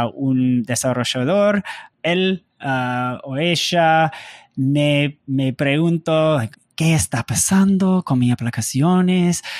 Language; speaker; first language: Spanish; non-native, learner; English